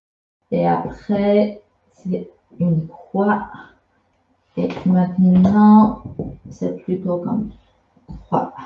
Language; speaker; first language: French; non-native, fluent; Chinese